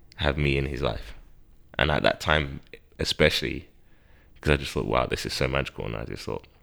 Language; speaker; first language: English; native; English